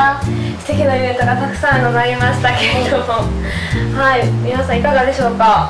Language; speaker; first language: Japanese; native; Japanese